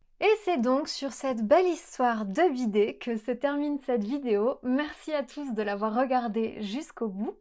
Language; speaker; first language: French; native; French